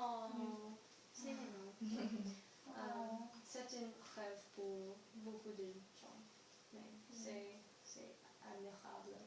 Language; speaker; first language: French; non-native, learner; English